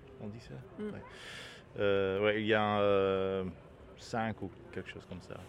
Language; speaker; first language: French; non-native, learner; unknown